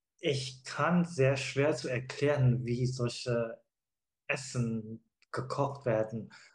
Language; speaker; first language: German; non-native, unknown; Chinese